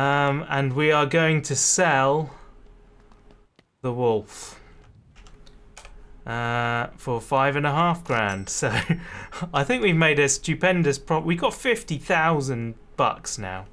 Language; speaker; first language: English; native; English